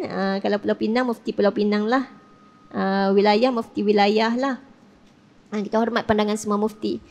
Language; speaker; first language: Malay; native; Malay